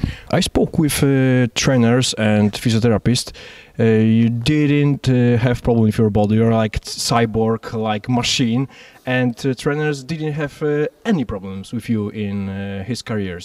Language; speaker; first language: English; non-native, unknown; Polish